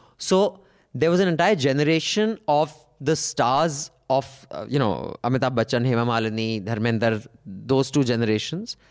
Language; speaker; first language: English; non-native, local second language; Punjabi